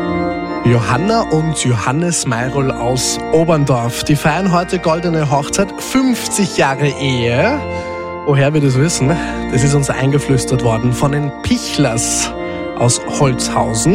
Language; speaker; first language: German; native; German